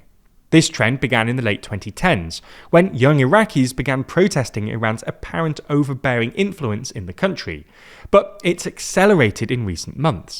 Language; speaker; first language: English; native; English